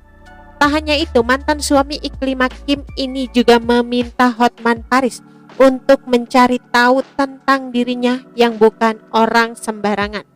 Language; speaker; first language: Indonesian; native; Indonesian